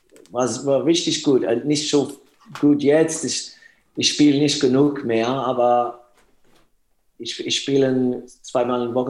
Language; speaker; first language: German; non-native, learner; English